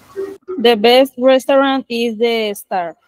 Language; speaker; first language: English; non-native, learner; Spanish